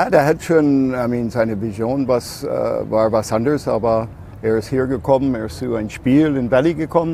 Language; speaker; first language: German; non-native, learner; English